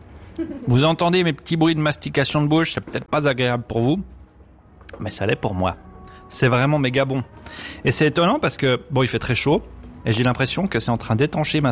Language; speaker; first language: French; native; French